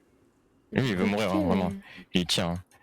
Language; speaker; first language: French; native; French